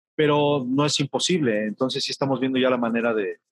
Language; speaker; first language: Spanish; native; Spanish